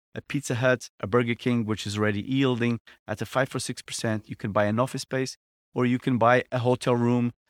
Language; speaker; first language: English; non-native, fluent; Portuguese